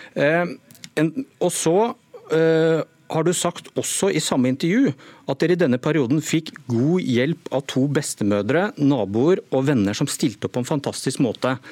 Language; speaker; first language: Norwegian; native; Norwegian